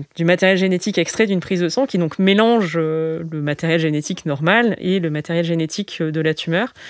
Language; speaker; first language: French; native; French